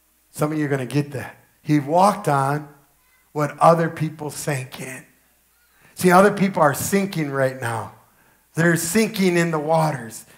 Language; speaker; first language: English; early bilingual, other home language; Spanish